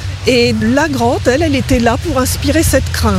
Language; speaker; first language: French; native; French